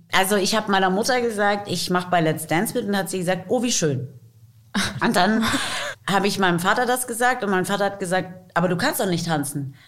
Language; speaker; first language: German; native; German